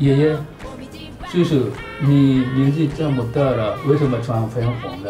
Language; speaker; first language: Chinese; non-native, fluent; Japanese